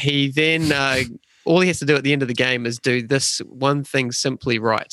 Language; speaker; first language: English; native; English